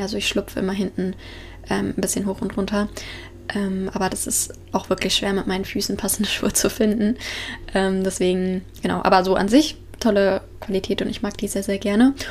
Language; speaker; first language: German; native; German